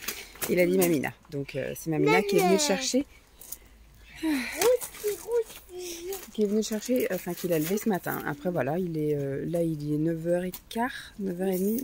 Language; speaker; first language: French; native; French